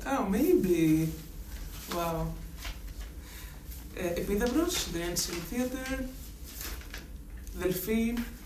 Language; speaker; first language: English; non-native, fluent; Greek